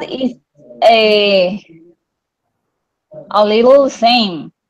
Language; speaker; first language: English; non-native, learner; Spanish